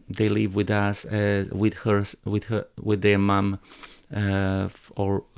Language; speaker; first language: English; non-native, fluent; Croatian